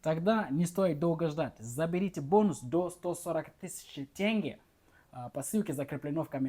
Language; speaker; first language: Russian; non-native, learner; English